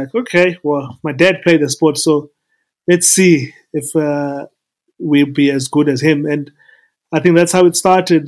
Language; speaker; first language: English; non-native, local second language; Xhosa